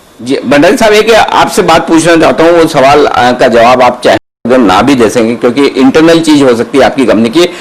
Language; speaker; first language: Hindi; native; Hindi